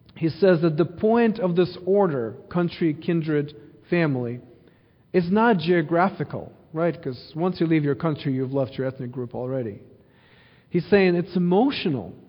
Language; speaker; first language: English; early bilingual, other home language; Ukrainian